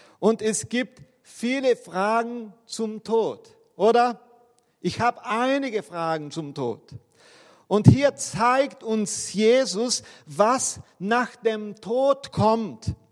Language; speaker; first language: German; non-native, fluent; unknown